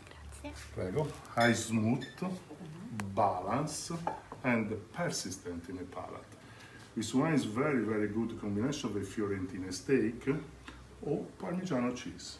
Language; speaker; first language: English; non-native, learner; Italian